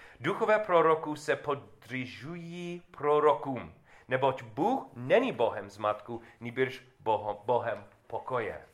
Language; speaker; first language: Czech; non-native, learner; English